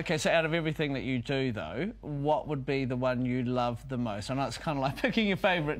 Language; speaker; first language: English; native; English